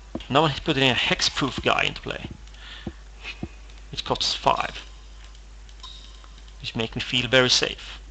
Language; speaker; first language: English; non-native, fluent; Swedish